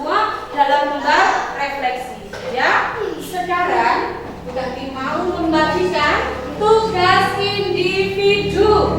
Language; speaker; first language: Indonesian; non-native, local second language; Javanese